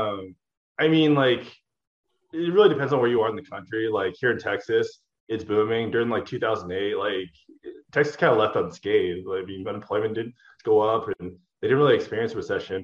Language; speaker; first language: English; native; English